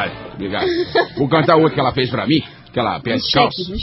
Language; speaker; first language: Portuguese; native; Portuguese